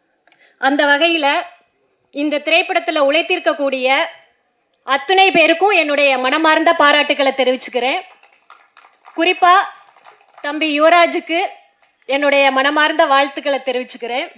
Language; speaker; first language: Tamil; native; Tamil